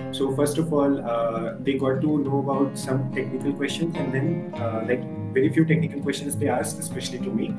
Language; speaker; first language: English; non-native, local second language; Hindi